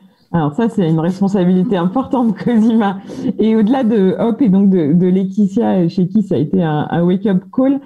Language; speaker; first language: French; native; French